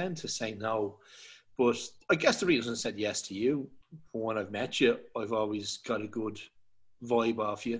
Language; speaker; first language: English; native; English